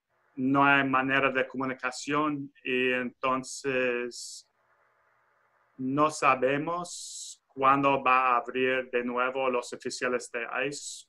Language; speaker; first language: Spanish; non-native, fluent; English